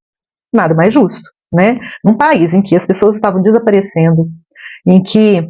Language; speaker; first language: Portuguese; native; Portuguese